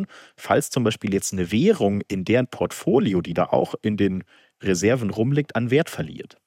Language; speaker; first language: German; native; German